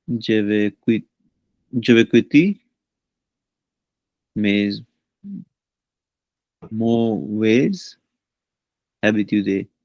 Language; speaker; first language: French; non-native, learner; Punjabi